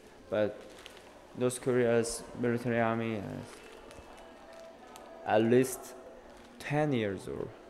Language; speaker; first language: English; non-native, learner; Korean